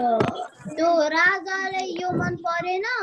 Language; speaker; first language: Nepali; early bilingual, heritage; Nepali